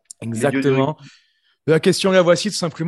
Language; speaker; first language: French; native; French